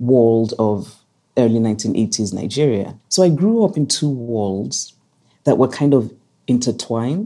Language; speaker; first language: English; non-native, local second language; Igbo